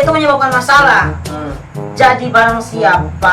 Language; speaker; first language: Indonesian; non-native, local second language; Javanese